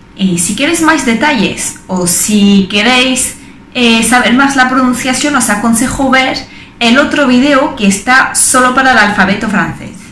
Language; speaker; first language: Spanish; non-native, fluent; French